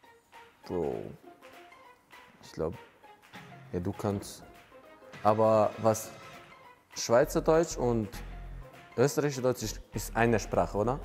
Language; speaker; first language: German; non-native, fluent; Hungarian